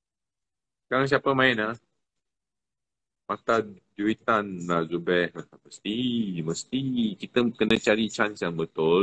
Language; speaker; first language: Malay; non-native, local second language; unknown